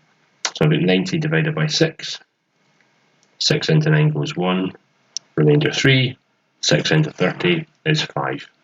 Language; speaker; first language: English; native; English